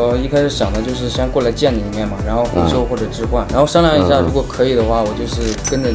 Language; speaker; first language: Chinese; native; Chinese